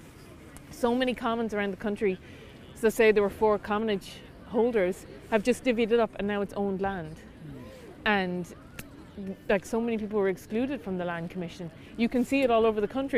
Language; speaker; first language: English; native; English